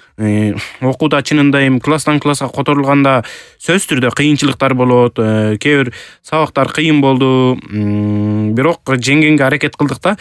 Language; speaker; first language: Kyrgyz; early bilingual, heritage; Kyrgyz